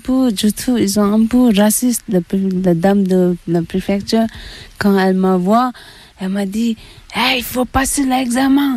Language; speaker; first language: French; non-native, learner; Tibetan